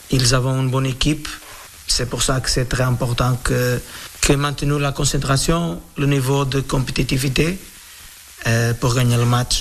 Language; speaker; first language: French; non-native, fluent; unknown